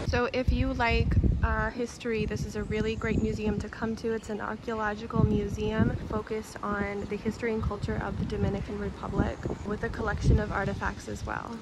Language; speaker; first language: English; native; English